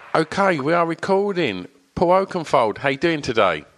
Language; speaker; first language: English; native; English